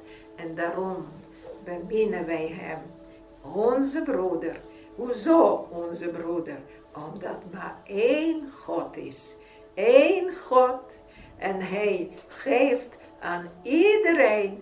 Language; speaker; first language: Dutch; non-native, fluent; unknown